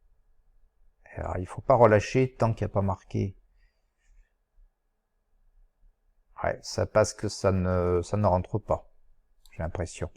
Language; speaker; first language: French; native; French